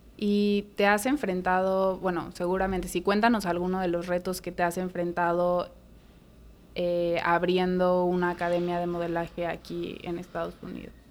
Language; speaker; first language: Spanish; native; Spanish